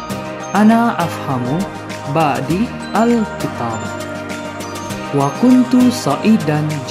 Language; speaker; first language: Arabic; non-native, learner; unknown